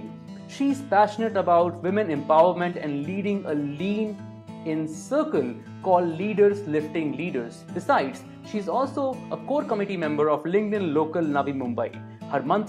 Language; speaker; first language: English; non-native, local second language; Hindi